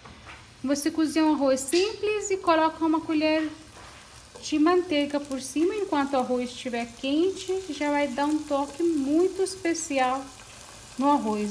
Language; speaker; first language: Portuguese; non-native, fluent; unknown